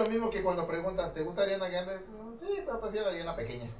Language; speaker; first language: Spanish; native; Spanish